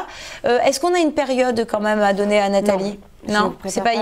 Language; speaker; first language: French; native; French